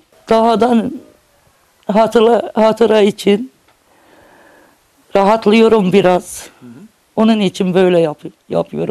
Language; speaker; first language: Turkish; non-native, local second language; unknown